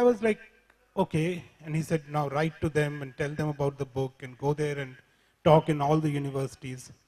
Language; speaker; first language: English; non-native, local second language; Punjabi